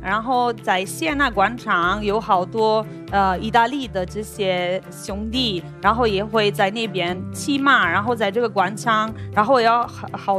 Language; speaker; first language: Chinese; non-native, fluent; Italian